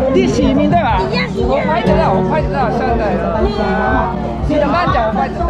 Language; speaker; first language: Chinese; non-native, fluent; Japanese